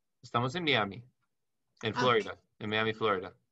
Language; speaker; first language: Spanish; non-native, learner; English